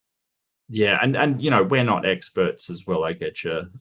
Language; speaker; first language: English; native; English